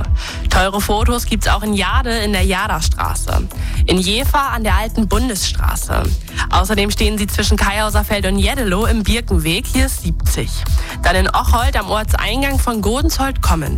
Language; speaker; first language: German; native; German